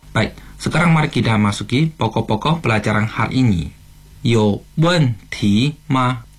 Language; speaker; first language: Malay; non-native, fluent; Chinese